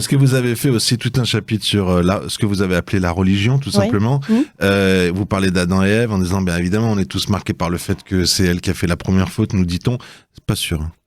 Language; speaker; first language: French; native; French